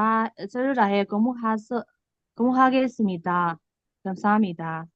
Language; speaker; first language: Korean; non-native, learner; Burmese